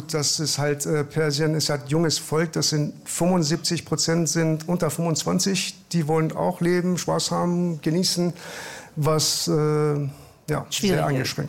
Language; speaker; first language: German; early bilingual, other home language; Persian